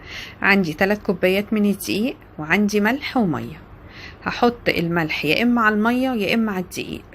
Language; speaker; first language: Arabic; native; Arabic